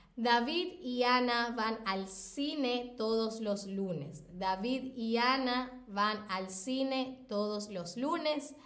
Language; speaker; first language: Spanish; native; Spanish